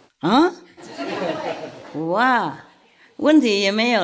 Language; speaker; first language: Chinese; non-native, fluent; Vietnamese